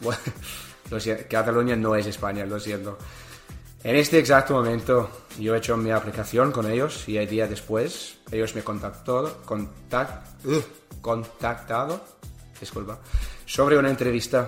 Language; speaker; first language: Spanish; non-native, learner; English